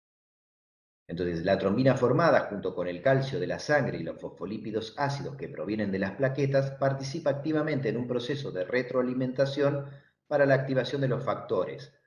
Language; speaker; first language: Spanish; native; Spanish